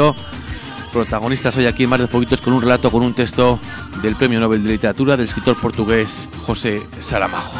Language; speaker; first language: Spanish; native; Spanish